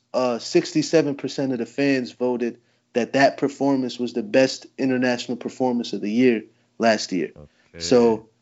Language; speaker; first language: English; native; English